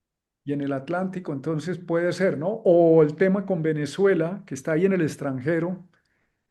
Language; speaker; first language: Spanish; native; Spanish